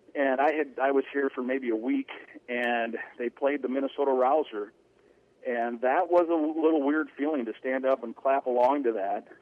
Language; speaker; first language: English; native; English